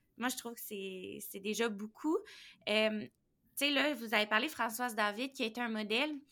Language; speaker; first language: French; native; French